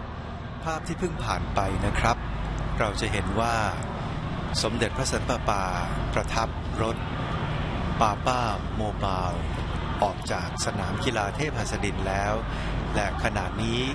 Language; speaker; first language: Thai; native; Thai